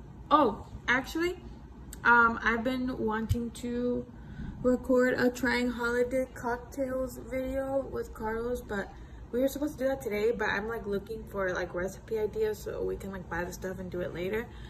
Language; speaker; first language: English; early bilingual, other home language; Spanish